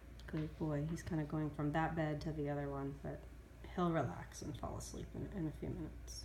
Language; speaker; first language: English; native; English